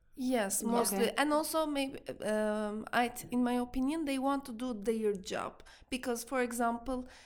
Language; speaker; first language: English; non-native, learner; Turkish